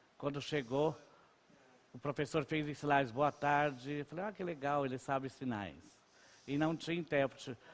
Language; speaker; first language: Portuguese; non-native, local second language; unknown